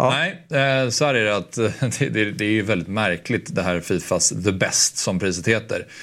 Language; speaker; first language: Swedish; native; Swedish